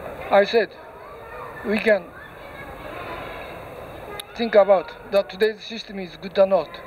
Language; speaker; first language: English; non-native, learner; Japanese